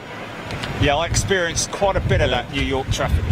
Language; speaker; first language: English; native; English